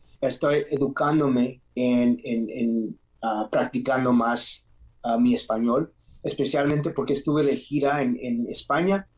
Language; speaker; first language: Spanish; early bilingual, heritage; English